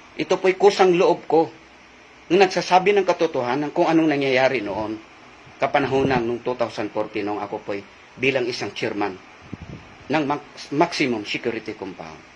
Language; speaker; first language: Filipino; non-native, local second language; Cebuano